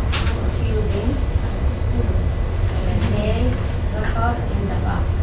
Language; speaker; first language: English; non-native, learner; Arabic